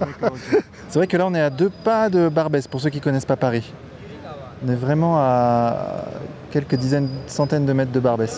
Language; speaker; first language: French; native; French